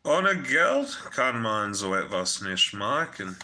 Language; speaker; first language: German; non-native, fluent; English